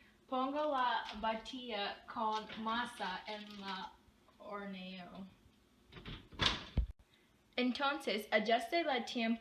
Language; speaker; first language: Spanish; non-native, learner; English